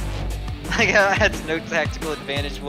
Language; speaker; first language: English; native; English